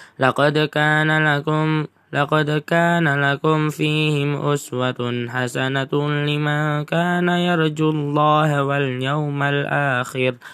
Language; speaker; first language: Arabic; non-native, learner; Indonesian